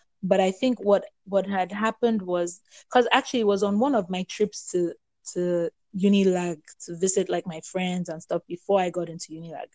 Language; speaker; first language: English; non-native, local second language; Yoruba